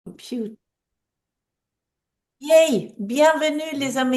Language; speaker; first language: French; non-native, fluent; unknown